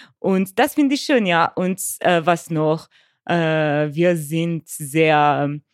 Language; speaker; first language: German; non-native, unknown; French